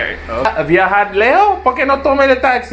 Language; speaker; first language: Spanish; non-native, learner; English